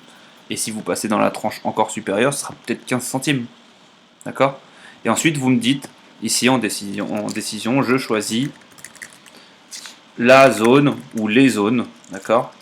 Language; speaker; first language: French; native; French